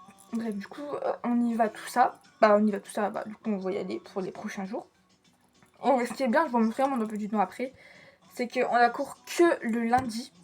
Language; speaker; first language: French; native; French